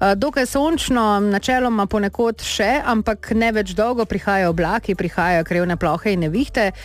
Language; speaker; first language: Slovenian; native; Slovenian